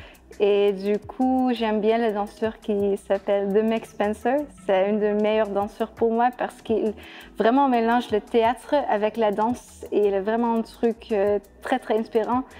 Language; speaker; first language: French; non-native, fluent; Dutch